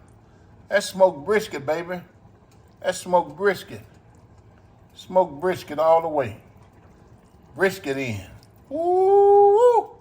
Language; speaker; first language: English; native; English